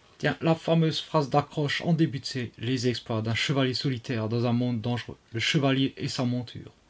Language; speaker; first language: French; native; French